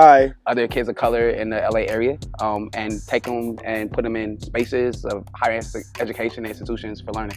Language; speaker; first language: English; native; English